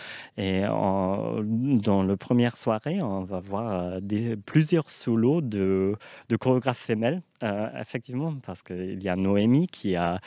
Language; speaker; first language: French; non-native, fluent; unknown